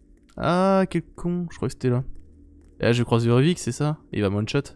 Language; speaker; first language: French; native; French